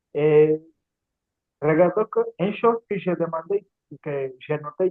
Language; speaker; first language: French; non-native, learner; Portuguese